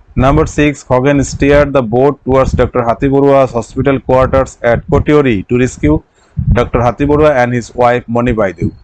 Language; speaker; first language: English; non-native, local second language; Assamese